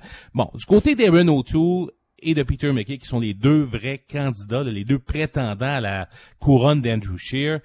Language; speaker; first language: French; native; French